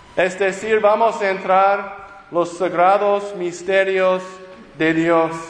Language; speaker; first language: Spanish; non-native, fluent; English